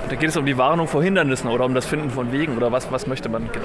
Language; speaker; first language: German; native; German